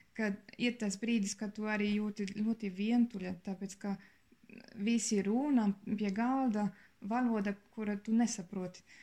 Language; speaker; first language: Latvian; non-native, learner; German